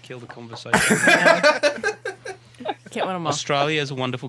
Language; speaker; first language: English; native; English